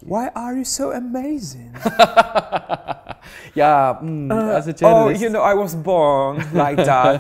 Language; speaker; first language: English; non-native, fluent; Polish